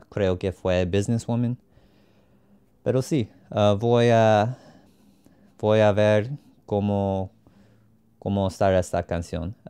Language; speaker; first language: Spanish; non-native, learner; English